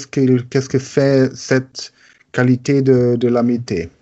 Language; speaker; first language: French; non-native, learner; German